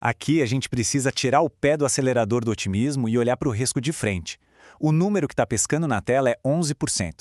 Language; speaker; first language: Portuguese; native; Portuguese